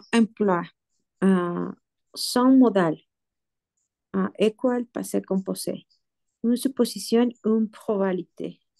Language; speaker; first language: French; non-native, learner; Spanish